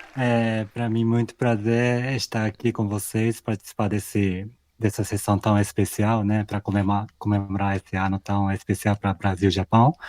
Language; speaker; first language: Portuguese; non-native, fluent; Japanese